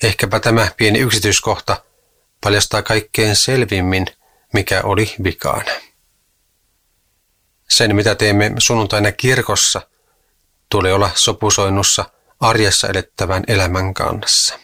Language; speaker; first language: Finnish; native; Finnish